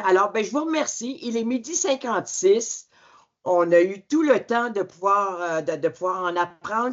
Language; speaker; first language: French; native; French